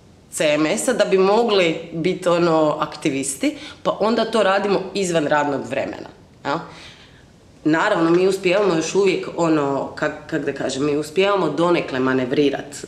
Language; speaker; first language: Croatian; native; Croatian